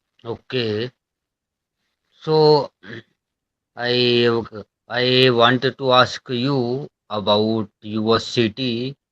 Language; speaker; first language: English; non-native, learner; Hindi